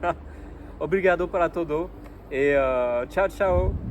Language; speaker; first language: Portuguese; non-native, learner; French